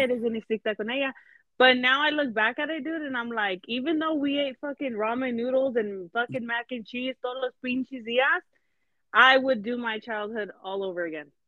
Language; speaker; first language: English; early bilingual, other home language; Spanish